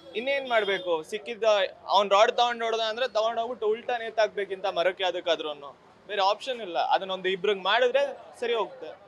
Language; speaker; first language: Kannada; non-native, local second language; Malayalam